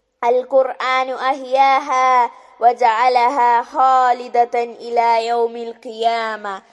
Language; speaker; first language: Arabic; non-native, learner; Malayalam